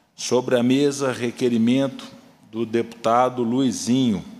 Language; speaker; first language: Portuguese; native; Portuguese